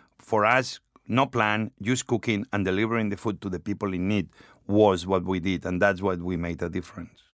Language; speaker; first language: English; non-native, fluent; Spanish